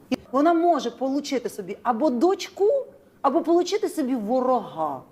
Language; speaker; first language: Ukrainian; native; Ukrainian